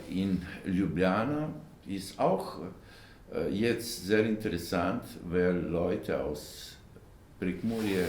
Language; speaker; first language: German; non-native, learner; Slovenian